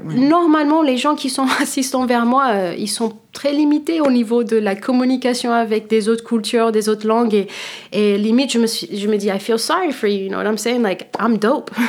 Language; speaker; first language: French; non-native, fluent; English